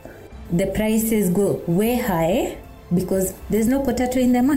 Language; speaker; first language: English; non-native, local second language; Kikuyu